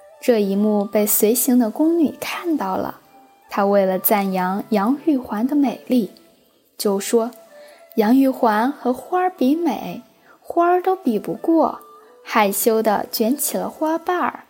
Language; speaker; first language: Chinese; native; Chinese